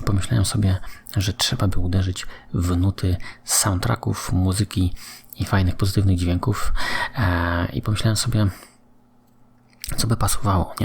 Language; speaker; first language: Polish; native; Polish